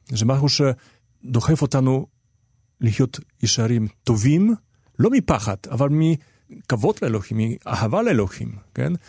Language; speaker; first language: Hebrew; non-native, fluent; Polish